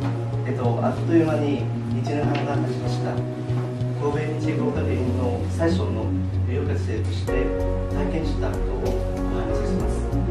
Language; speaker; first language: Japanese; non-native, fluent; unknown